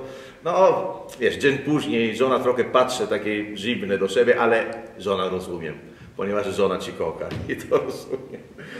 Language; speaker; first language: Polish; non-native, learner; Italian